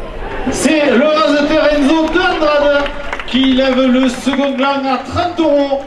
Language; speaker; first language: French; native; French